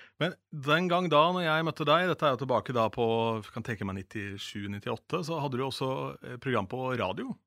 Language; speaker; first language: Norwegian; native; Norwegian